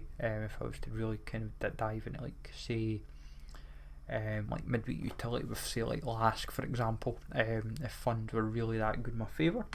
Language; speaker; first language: English; native; English